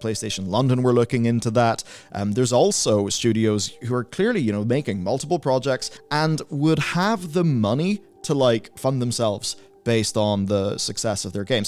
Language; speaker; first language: English; native; English